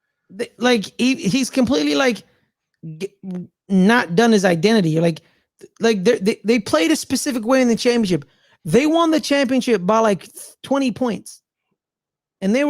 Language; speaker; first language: English; native; English